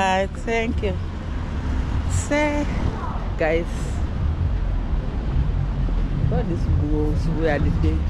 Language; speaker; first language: English; non-native, learner; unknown